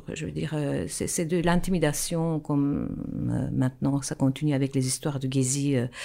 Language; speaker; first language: French; non-native, fluent; Turkish